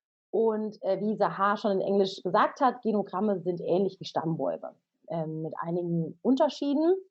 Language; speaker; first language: German; native; German